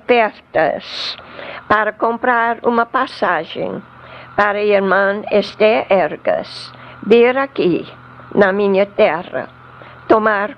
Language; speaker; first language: Portuguese; non-native, fluent; English